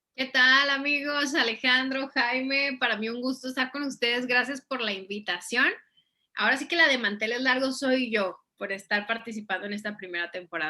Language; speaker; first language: Spanish; native; Spanish